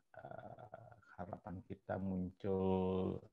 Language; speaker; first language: Indonesian; non-native, local second language; Balinese